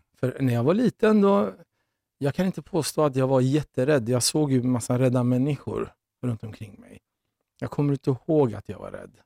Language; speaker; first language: Swedish; early bilingual, other home language; Persian